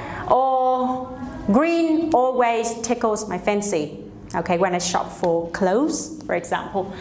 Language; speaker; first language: English; non-native, fluent; Vietnamese